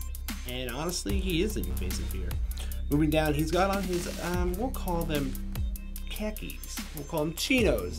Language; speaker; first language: English; native; English